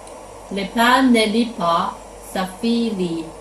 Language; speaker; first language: French; non-native, learner; Chinese